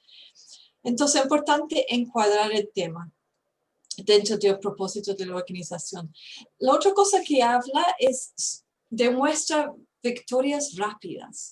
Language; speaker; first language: Spanish; non-native, fluent; English